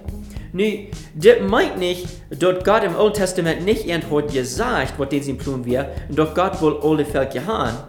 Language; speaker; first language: German; non-native, learner; Afrikaans